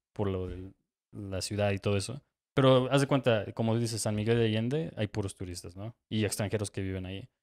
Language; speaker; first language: Spanish; native; Spanish